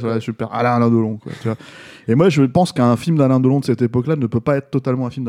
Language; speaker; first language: French; native; French